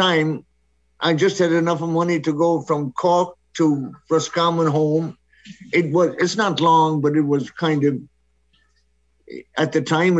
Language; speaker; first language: English; non-native, local second language; Irish